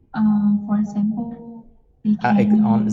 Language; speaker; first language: English; non-native, learner; Vietnamese